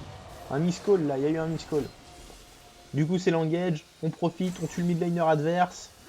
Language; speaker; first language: French; native; French